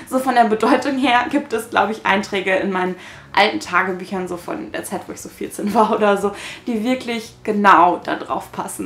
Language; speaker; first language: German; native; German